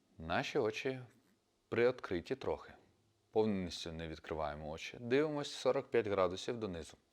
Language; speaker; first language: Ukrainian; non-native, local second language; Russian